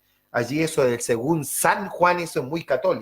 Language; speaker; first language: Spanish; native; Spanish